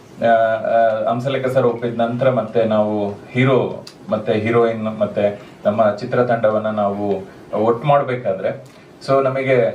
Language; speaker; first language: Kannada; non-native, local second language; Tulu